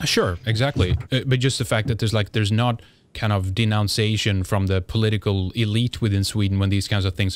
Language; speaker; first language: English; non-native, fluent; Swedish